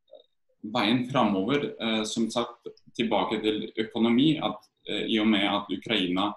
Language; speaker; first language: Norwegian; non-native, fluent; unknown